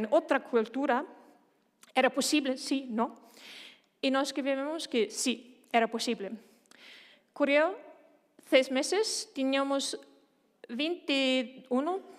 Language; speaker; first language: Spanish; non-native, fluent; Danish